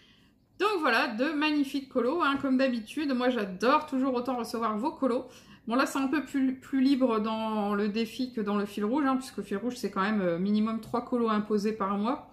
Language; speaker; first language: French; native; French